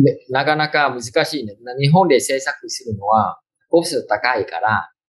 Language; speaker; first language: Japanese; non-native, fluent; Vietnamese